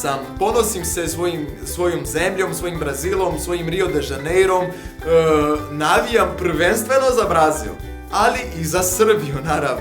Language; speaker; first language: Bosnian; non-native, fluent; Portuguese